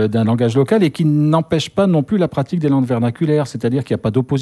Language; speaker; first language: French; native; French